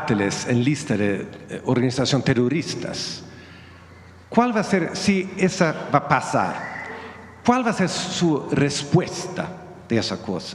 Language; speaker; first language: Spanish; non-native, fluent; Swedish